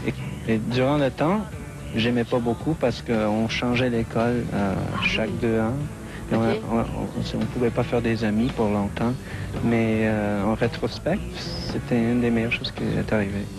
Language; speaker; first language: French; non-native, fluent; English